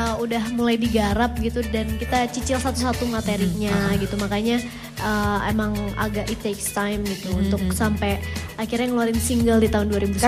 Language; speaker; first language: Indonesian; native; Indonesian